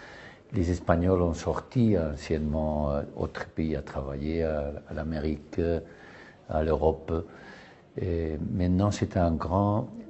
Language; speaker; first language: French; non-native, learner; Spanish